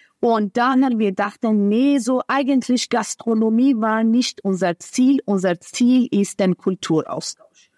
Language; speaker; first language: German; non-native, fluent; Persian